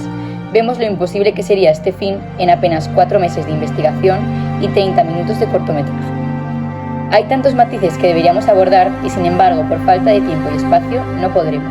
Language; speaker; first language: Spanish; native; Spanish